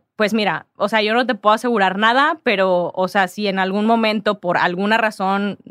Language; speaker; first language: Spanish; native; Spanish